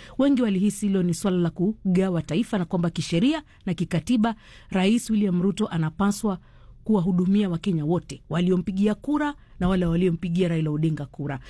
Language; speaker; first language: Swahili; native; Swahili